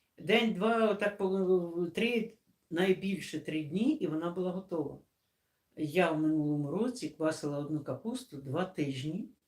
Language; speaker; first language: Ukrainian; non-native, local second language; Russian